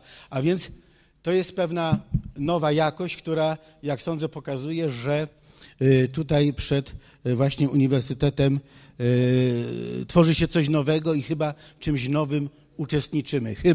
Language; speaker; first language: Polish; native; Polish